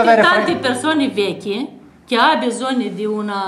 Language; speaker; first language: Italian; non-native, learner; Romanian